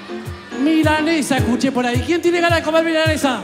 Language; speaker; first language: Spanish; native; Spanish